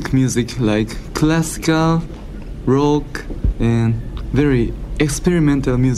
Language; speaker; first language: English; non-native, learner; Japanese